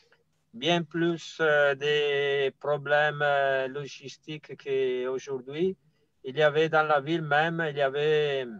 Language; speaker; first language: French; non-native, fluent; Italian